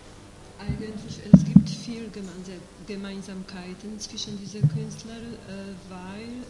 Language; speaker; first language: German; non-native, fluent; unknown